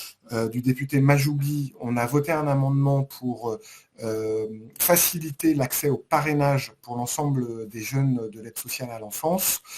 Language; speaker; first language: French; native; French